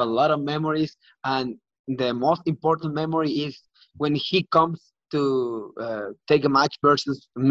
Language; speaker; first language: English; non-native, learner; Spanish